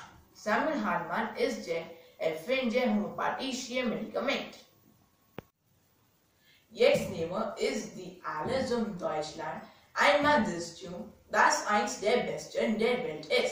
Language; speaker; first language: German; non-native, learner; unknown